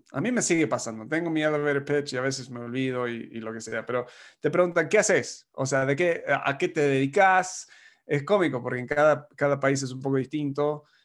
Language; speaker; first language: Spanish; non-native, fluent; English